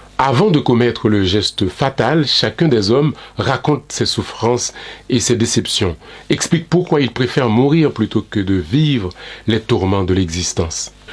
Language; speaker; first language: French; non-native, local second language; Haitian Creole